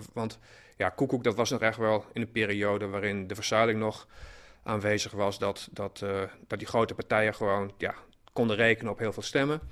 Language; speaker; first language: Dutch; native; Dutch